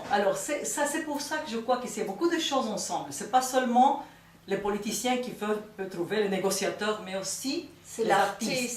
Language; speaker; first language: French; non-native, fluent; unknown